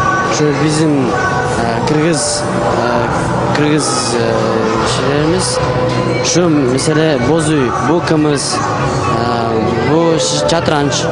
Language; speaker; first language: Turkish; non-native, learner; Kyrgyz